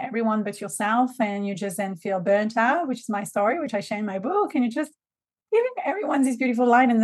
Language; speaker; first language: English; non-native, fluent; French